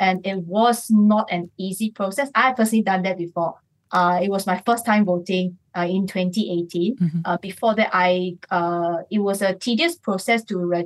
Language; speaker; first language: English; non-native, local second language; Chinese